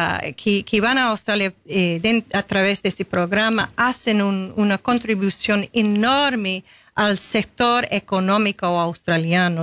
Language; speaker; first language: Spanish; non-native, fluent; English